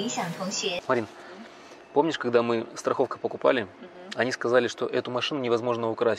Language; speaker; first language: Russian; native; Russian